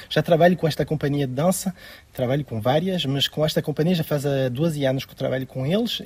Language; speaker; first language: Portuguese; early bilingual, heritage; Portuguese